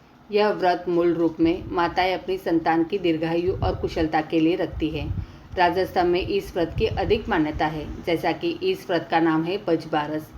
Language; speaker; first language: Hindi; native; Hindi